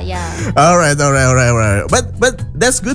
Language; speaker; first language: English; non-native, fluent; Indonesian